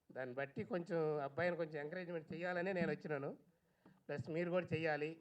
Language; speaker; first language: Telugu; native; Telugu